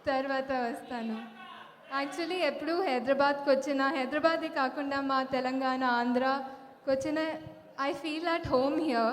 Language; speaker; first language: Telugu; non-native, local second language; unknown